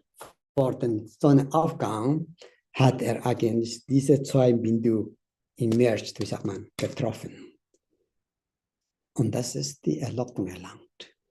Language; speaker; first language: German; non-native, learner; Tibetan